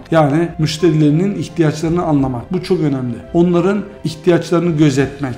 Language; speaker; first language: Turkish; early bilingual, heritage; Turkish